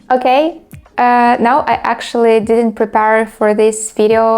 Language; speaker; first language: English; non-native, learner; Ukrainian